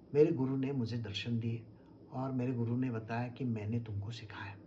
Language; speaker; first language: Hindi; non-native, local second language; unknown